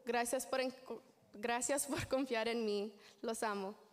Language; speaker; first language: Spanish; early bilingual, heritage; Spanish